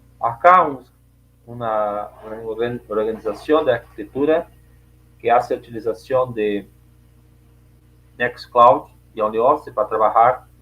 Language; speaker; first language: Spanish; non-native, learner; Portuguese